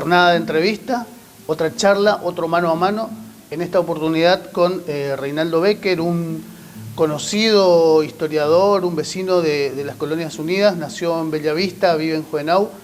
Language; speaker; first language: Spanish; native; Spanish